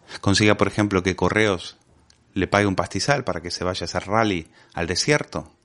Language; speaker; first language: Spanish; native; Spanish